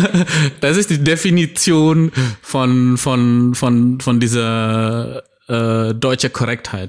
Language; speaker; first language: German; non-native, fluent; Indonesian